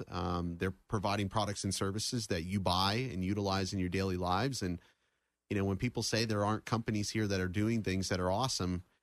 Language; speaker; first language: English; native; English